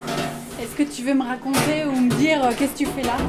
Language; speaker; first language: French; native; French